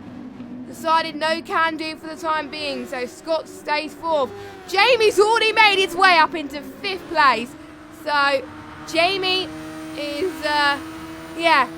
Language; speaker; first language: English; native; English